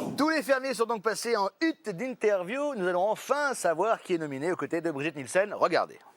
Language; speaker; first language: French; native; French